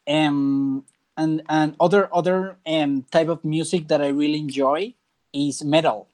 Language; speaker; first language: English; non-native, fluent; Spanish